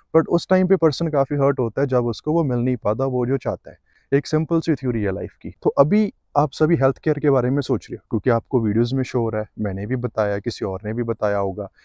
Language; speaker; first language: Hindi; non-native, local second language; Punjabi